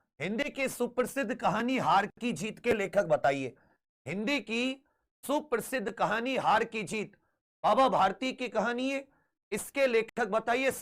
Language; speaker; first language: Hindi; native; Hindi